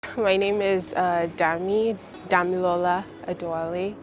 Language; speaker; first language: English; non-native, fluent; Yoruba